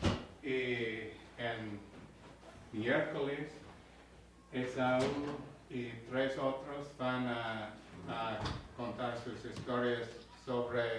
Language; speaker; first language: Spanish; non-native, learner; English